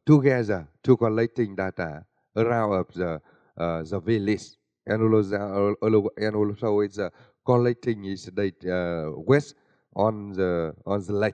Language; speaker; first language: English; non-native, learner; Vietnamese